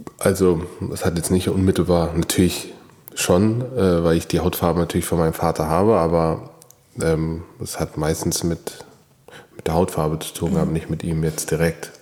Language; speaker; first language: German; native; German